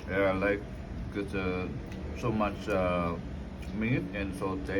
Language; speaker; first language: English; non-native, learner; Indonesian